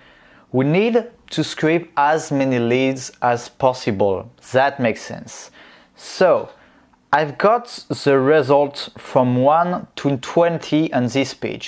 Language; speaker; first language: English; non-native, fluent; French